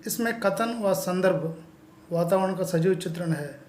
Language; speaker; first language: Hindi; non-native, local second language; Telugu